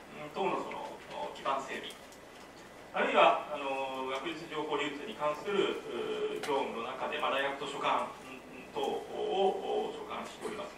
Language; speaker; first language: Japanese; native; Japanese